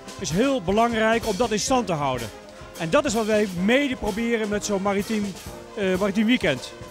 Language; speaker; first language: Dutch; native; Dutch